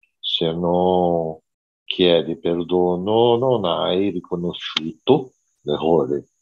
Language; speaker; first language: Italian; non-native, learner; Portuguese